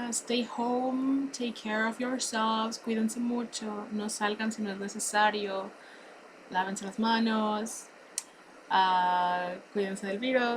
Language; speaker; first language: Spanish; native; Spanish